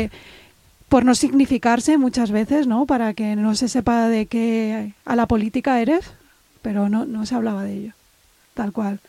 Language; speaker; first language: Spanish; native; Spanish